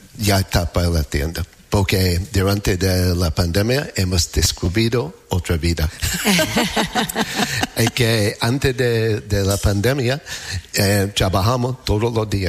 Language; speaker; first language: Spanish; non-native, learner; English